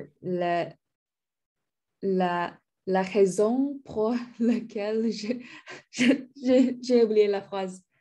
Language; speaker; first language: French; non-native, learner; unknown